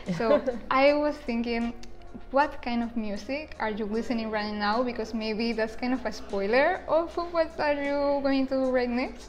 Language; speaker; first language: English; non-native, fluent; Spanish